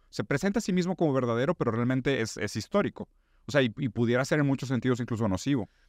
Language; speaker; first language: Spanish; non-native, fluent; Portuguese